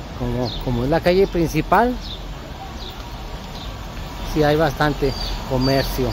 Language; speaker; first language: Spanish; native; Spanish